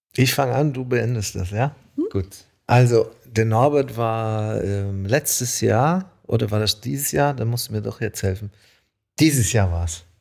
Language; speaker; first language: German; early bilingual, other home language; Polish